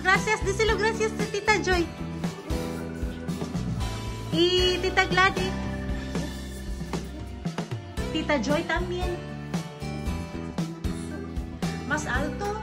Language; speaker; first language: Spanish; non-native, learner; Cebuano